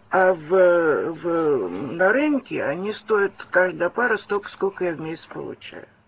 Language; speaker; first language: Russian; early bilingual, heritage; Russian